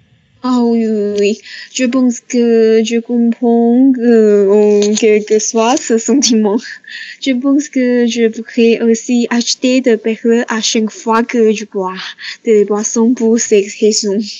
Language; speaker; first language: French; non-native, learner; Chinese